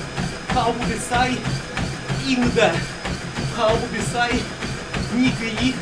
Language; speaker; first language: Chinese; non-native, learner; Russian